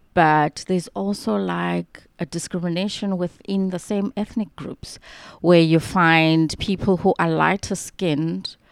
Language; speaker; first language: English; non-native, local second language; Xhosa